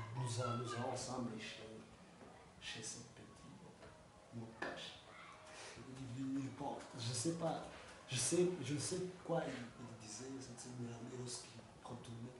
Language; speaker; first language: French; non-native, learner; Kinyarwanda